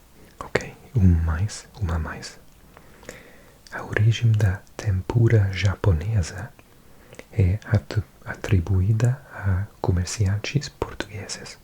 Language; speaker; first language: Portuguese; non-native, learner; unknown